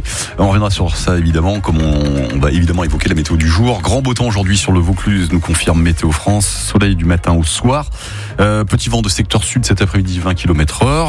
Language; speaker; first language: French; native; French